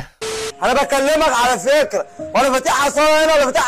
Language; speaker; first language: Arabic; native; Arabic